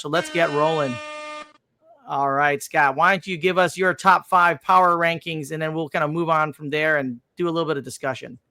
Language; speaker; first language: English; native; English